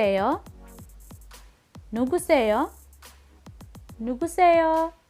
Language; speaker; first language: Korean; non-native, learner; Filipino